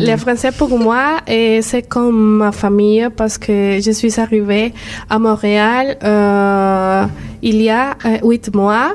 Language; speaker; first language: French; non-native, learner; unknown